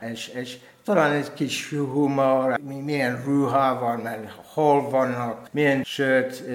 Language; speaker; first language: Hungarian; non-native, learner; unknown